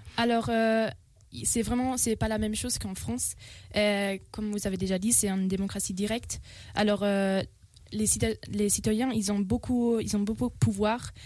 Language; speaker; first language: French; non-native, local second language; Swiss German